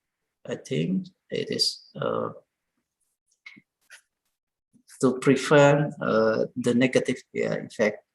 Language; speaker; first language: English; non-native, learner; Indonesian